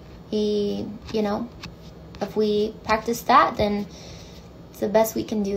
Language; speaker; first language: English; early bilingual, other home language; Spanish